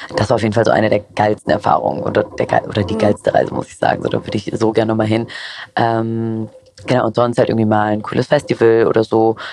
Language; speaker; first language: German; early bilingual, other home language; Greek